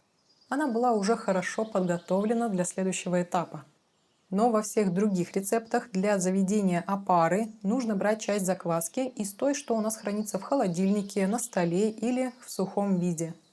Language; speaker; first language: Russian; native; Russian